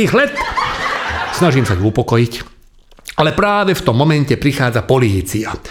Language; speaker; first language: Slovak; non-native, local second language; Hungarian